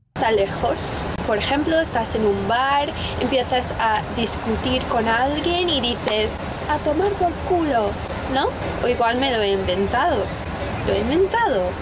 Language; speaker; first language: Spanish; non-native, fluent; English